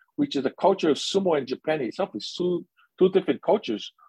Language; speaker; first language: English; native; English